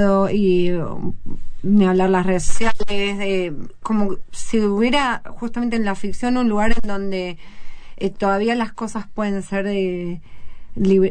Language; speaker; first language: Spanish; native; Spanish